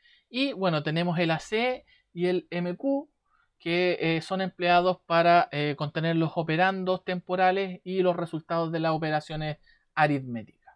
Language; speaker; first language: Spanish; native; Spanish